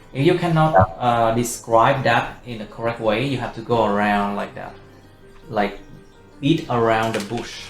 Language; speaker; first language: English; non-native, fluent; Vietnamese